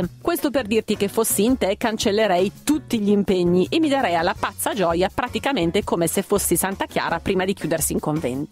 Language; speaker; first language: Italian; native; Italian